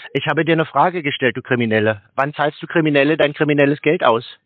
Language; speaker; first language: German; native; German